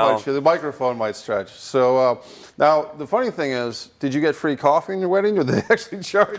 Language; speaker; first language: English; native; English